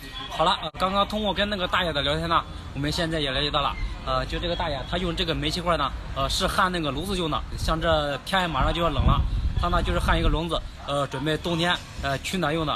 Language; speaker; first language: Chinese; native; Chinese